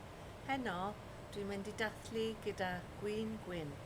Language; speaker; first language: Welsh; non-native, learner; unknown